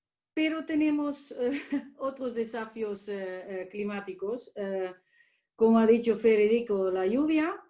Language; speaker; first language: Spanish; non-native, fluent; Dutch